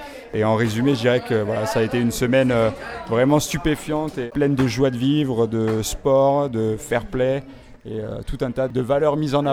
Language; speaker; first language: French; native; French